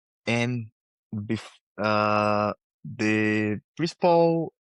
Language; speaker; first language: English; non-native, learner; Portuguese